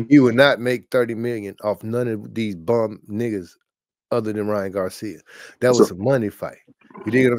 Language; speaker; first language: English; native; English